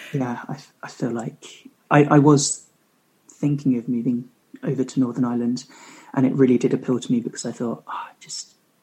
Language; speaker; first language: English; native; English